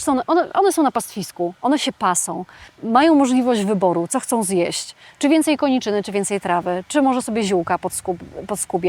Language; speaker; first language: Polish; native; Polish